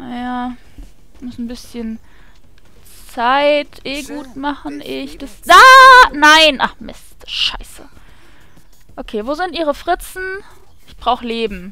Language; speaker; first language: German; native; German